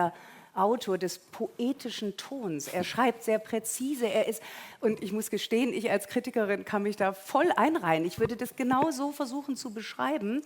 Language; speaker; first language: German; native; German